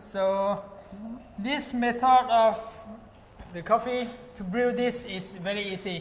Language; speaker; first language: English; non-native, fluent; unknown